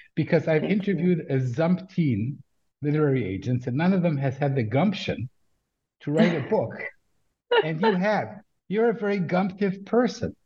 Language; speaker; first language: English; native; English